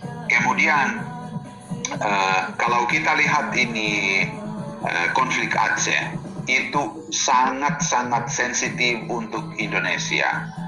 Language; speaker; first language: Indonesian; non-native, fluent; Finnish